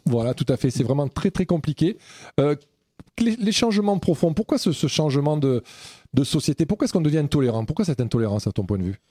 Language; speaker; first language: French; native; French